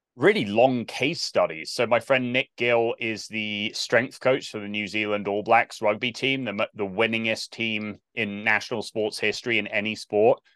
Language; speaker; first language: English; native; English